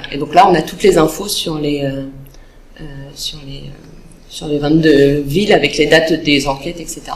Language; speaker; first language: French; native; French